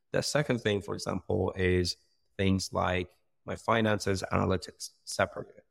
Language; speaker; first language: English; non-native, fluent; Persian